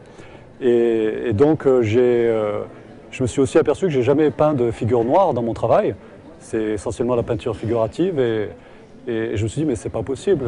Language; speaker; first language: French; native; French